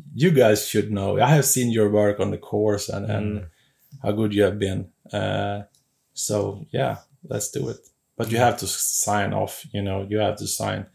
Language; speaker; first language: English; non-native, fluent; Swedish